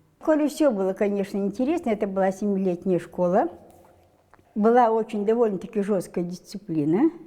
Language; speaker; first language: Russian; non-native, local second language; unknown